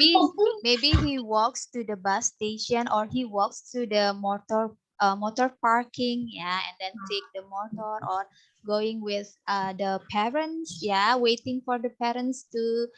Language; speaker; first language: English; non-native, fluent; Indonesian